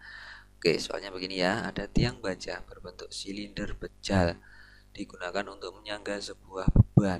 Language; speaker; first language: Indonesian; native; Indonesian